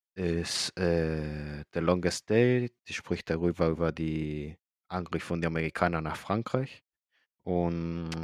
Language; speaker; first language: German; early bilingual, other home language; Spanish